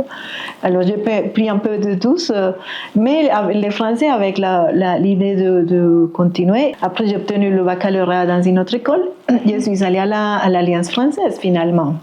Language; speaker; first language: French; non-native, fluent; Spanish